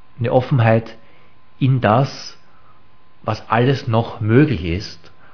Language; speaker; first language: German; native; German